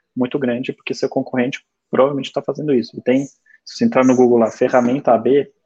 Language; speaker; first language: Portuguese; early bilingual, other home language; German